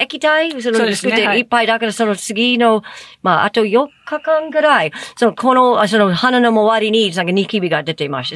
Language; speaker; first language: Japanese; non-native, fluent; English